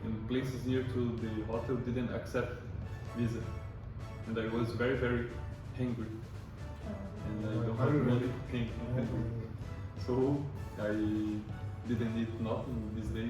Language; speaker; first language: English; non-native, learner; Portuguese